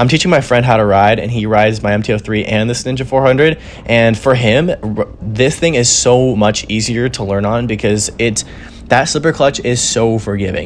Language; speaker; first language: English; native; English